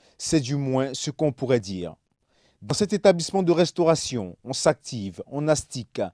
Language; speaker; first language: French; non-native, local second language; Arabic